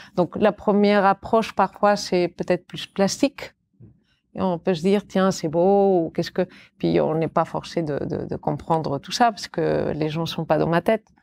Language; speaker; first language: French; non-native, fluent; Catalan